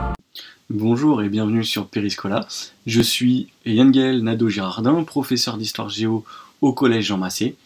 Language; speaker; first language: French; native; French